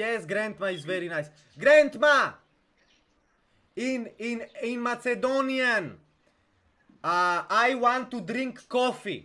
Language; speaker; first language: English; non-native, learner; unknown